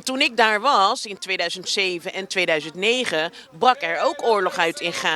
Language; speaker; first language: Dutch; native; Dutch